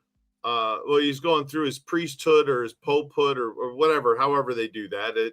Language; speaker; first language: English; native; English